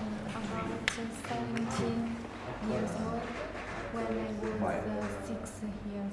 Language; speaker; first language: English; non-native, learner; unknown